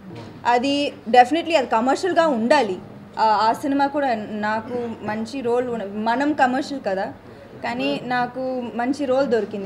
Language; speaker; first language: Telugu; non-native, local second language; Tamil